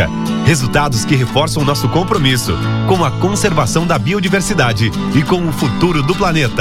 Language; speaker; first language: Portuguese; native; Portuguese